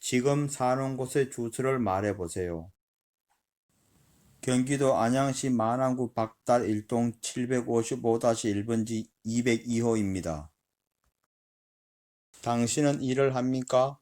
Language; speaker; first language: Korean; non-native, learner; Filipino